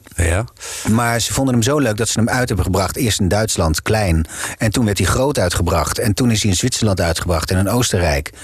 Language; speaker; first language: Dutch; non-native, local second language; Low German